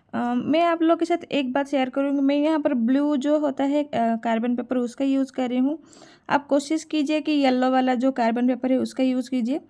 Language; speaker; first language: Hindi; non-native, local second language; Odia